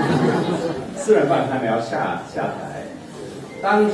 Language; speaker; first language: Chinese; non-native, fluent; English